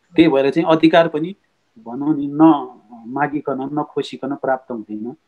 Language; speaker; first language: Nepali; native; Nepali